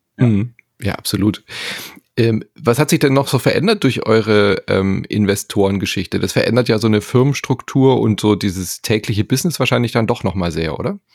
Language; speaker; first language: German; native; German